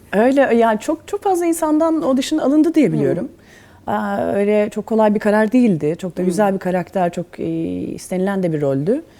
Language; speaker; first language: Turkish; native; Turkish